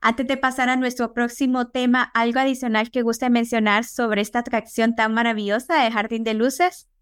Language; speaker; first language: Spanish; native; Spanish